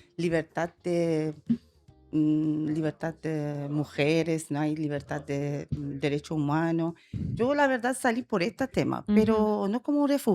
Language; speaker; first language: Spanish; non-native, learner; Persian